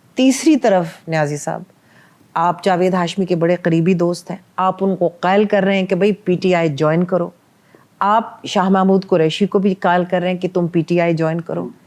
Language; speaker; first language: Urdu; non-native, local second language; Punjabi